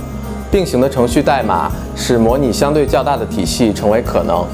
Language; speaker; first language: Chinese; native; Chinese